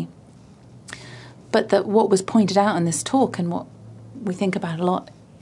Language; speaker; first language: English; native; English